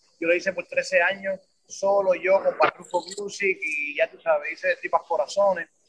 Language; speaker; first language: Spanish; native; Spanish